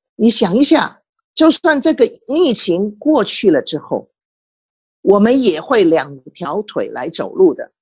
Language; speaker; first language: Chinese; non-native, local second language; Cantonese